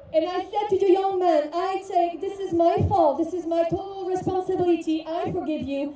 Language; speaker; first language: English; native; English